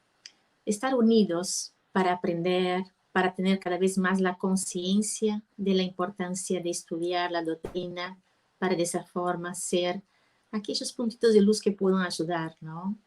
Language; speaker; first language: Spanish; non-native, fluent; Portuguese